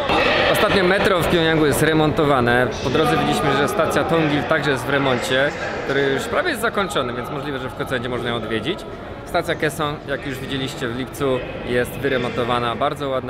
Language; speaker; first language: Polish; native; Polish